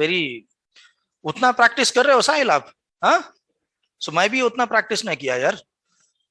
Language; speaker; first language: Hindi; non-native, local second language; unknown